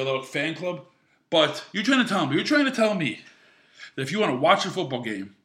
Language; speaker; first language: English; native; English